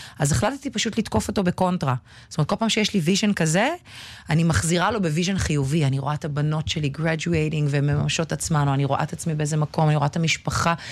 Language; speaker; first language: Hebrew; early bilingual, other home language; Russian